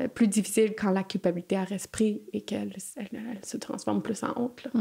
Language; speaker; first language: French; non-native, fluent; English